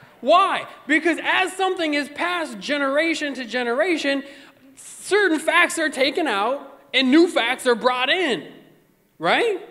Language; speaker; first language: English; native; English